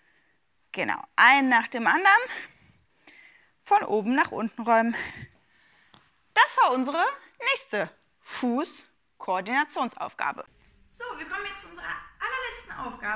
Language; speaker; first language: German; native; German